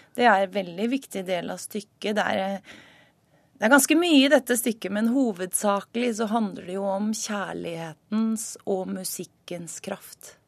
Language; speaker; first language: Norwegian; native; Norwegian